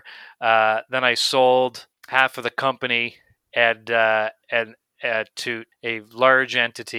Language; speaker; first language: English; native; English